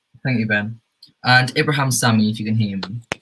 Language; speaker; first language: English; native; English